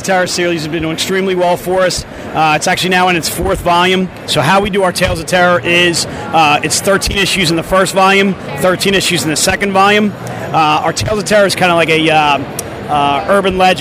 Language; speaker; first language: English; native; English